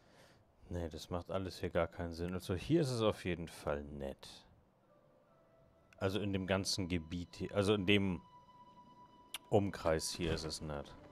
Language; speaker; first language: German; native; German